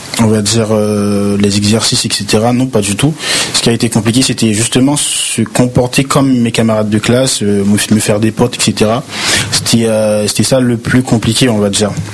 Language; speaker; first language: French; early bilingual, other home language; Haitian Creole